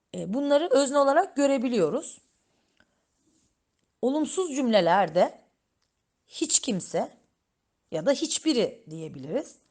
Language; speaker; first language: Turkish; native; Turkish